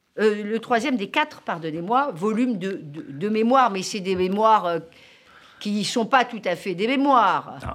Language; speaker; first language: French; native; French